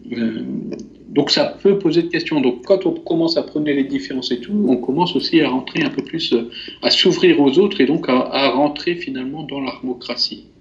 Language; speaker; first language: French; native; French